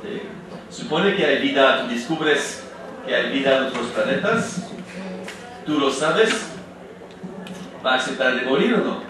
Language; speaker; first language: Spanish; non-native, fluent; French